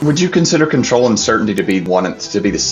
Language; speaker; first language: English; native; English